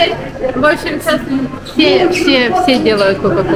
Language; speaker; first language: Chinese; non-native, learner; Russian